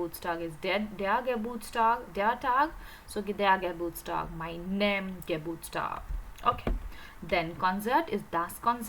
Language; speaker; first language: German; non-native, fluent; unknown